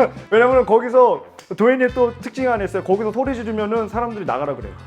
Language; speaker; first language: Korean; early bilingual, heritage; Korean